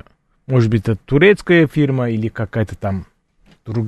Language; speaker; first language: Russian; non-native, fluent; Turkish